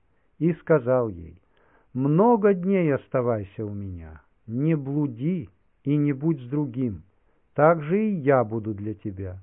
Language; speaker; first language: Russian; native; Russian